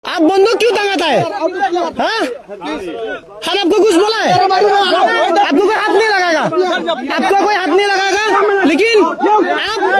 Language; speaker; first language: Hindi; non-native, learner; Bangla